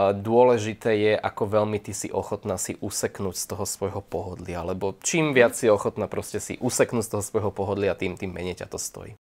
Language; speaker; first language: Slovak; native; Slovak